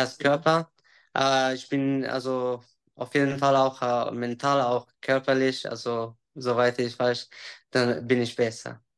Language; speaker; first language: German; non-native, learner; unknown